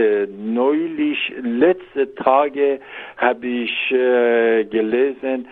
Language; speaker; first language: German; non-native, learner; Persian